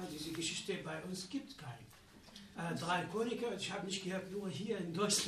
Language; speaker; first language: German; non-native, learner; Arabic